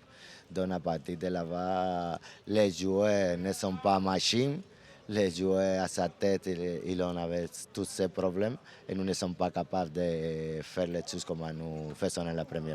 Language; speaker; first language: French; non-native, learner; Spanish